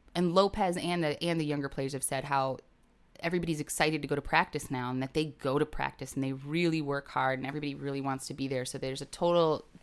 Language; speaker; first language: English; native; English